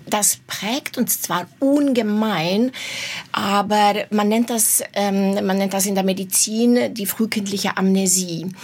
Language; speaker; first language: German; non-native, fluent; Romanian